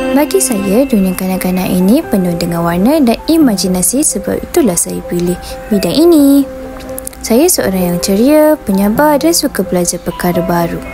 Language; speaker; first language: Malay; native; Malay